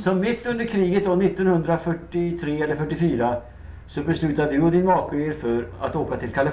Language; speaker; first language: Swedish; native; Swedish